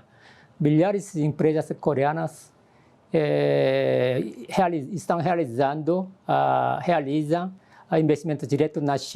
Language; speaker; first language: Portuguese; non-native, learner; Korean